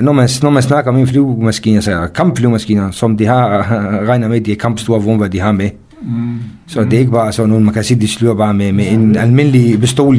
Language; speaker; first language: Danish; non-native, fluent; Kurdish